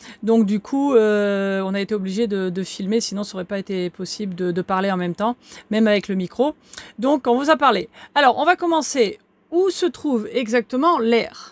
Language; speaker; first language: French; native; French